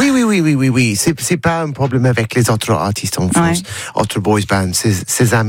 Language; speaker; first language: French; non-native, learner; English